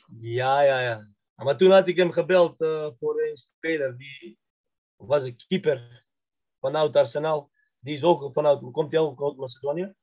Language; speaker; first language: Dutch; non-native, fluent; Macedonian